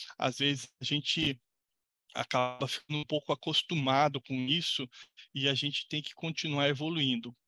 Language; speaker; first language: Portuguese; native; Portuguese